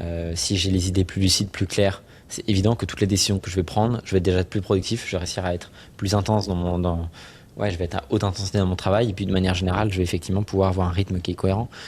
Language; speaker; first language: French; native; French